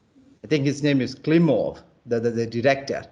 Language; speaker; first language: English; non-native, local second language; Malayalam